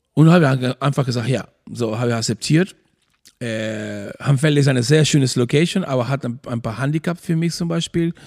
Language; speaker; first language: German; non-native, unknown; Spanish